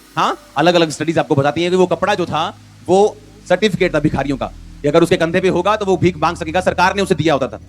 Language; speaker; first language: Hindi; non-native, local second language; Punjabi